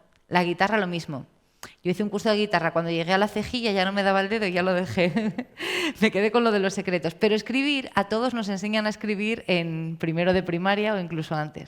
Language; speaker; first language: Spanish; native; Spanish